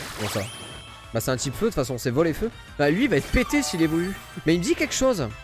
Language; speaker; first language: French; native; French